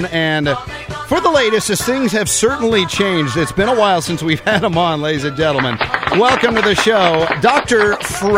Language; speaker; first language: English; native; English